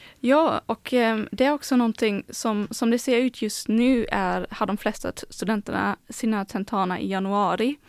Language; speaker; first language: Swedish; non-native, fluent; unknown